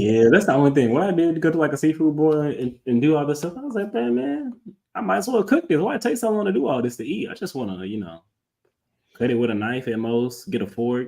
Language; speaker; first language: English; native; English